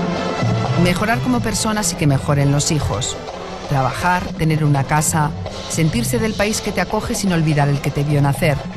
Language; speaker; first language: Spanish; native; Spanish